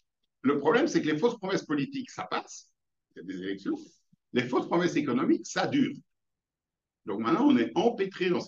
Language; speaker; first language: French; native; French